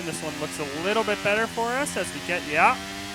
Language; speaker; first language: English; native; English